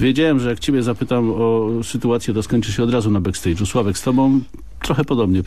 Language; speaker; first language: Polish; native; Polish